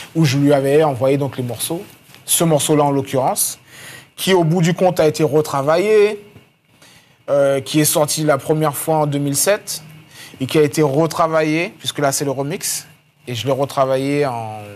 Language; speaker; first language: French; native; French